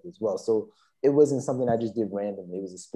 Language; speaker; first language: English; native; English